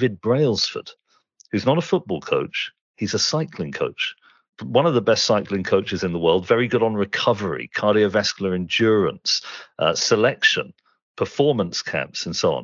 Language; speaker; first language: English; native; English